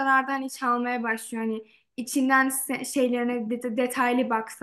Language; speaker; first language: Turkish; native; Turkish